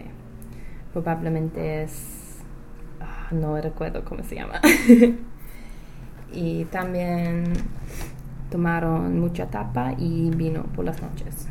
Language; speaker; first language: Spanish; non-native, learner; English